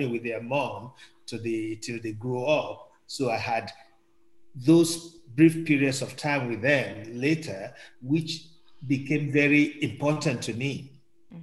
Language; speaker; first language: English; non-native, local second language; Yoruba